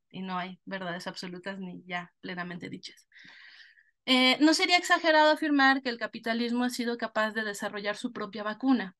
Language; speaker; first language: Spanish; native; Spanish